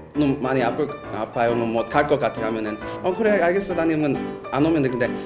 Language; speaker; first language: Korean; non-native, fluent; English